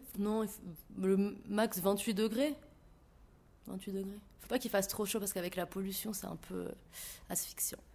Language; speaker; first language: French; native; French